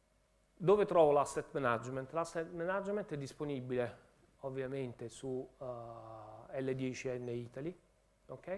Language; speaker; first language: Italian; native; Italian